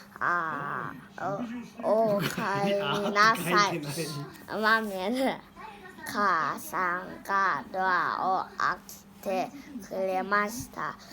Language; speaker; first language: Japanese; non-native, learner; Thai